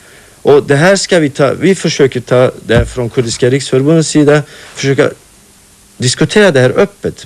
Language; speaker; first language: Swedish; non-native, fluent; Kurdish